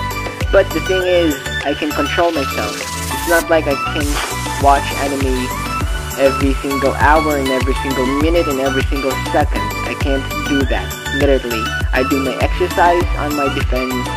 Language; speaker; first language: English; non-native, fluent; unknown